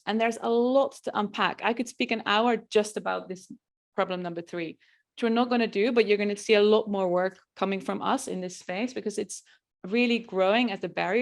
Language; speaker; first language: English; non-native, fluent; Dutch